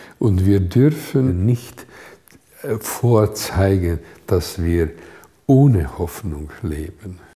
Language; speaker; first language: German; non-native, fluent; Hungarian